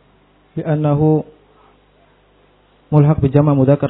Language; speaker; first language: Arabic; non-native, learner; Indonesian